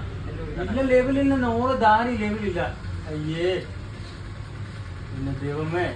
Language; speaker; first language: Malayalam; non-native, learner; Hindi